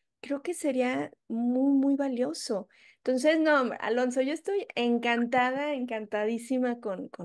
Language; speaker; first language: Spanish; native; Spanish